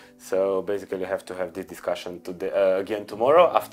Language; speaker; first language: English; non-native, fluent; Romanian